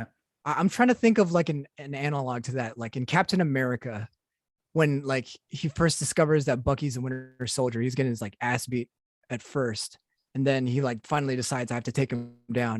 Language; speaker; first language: English; native; English